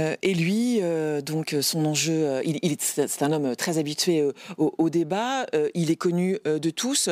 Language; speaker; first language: French; native; French